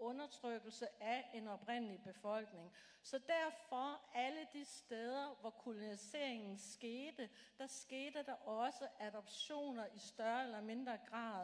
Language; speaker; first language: Danish; native; Danish